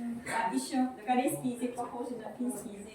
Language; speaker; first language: Russian; non-native, fluent; Korean